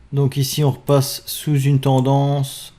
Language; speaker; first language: French; native; French